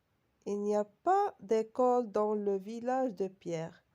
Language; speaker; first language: French; non-native, local second language; Arabic